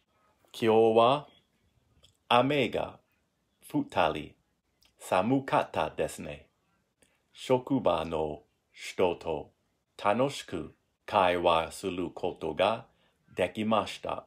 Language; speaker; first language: Japanese; non-native, learner; English